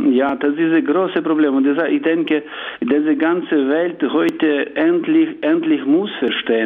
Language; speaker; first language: German; non-native, learner; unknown